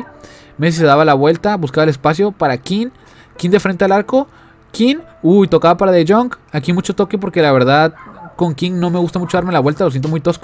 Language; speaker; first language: Spanish; native; Spanish